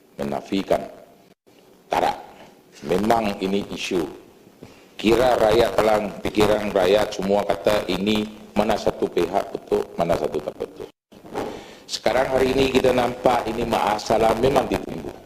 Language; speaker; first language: Malay; native; Malay